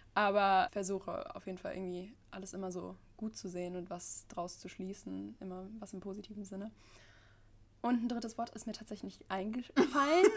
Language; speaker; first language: German; early bilingual, other home language; English